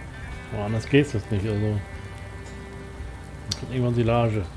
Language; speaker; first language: German; native; German